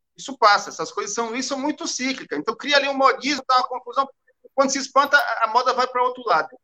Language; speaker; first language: Portuguese; native; Portuguese